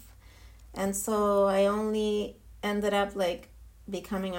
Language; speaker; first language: English; non-native, fluent; Spanish